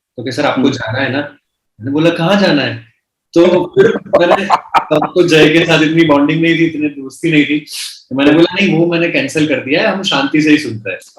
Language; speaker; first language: Hindi; non-native, local second language; Gujarati